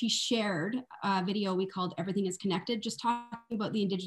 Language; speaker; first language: English; native; English